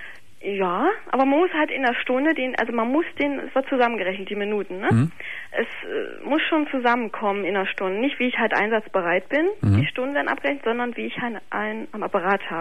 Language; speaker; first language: German; native; German